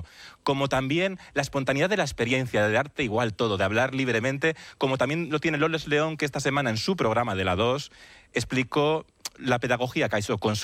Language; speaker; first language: Spanish; native; Spanish